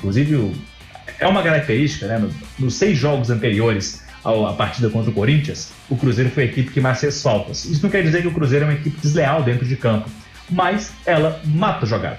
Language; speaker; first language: Portuguese; native; Portuguese